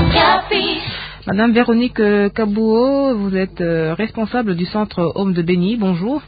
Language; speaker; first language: French; non-native, local second language; Lingala